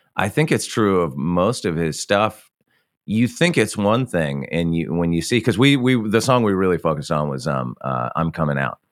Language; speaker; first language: English; native; English